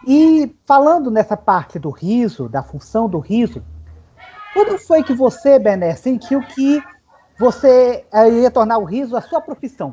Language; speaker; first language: Portuguese; native; Portuguese